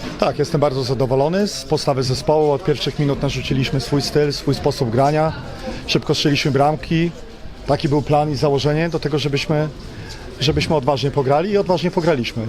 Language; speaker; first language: Polish; native; Polish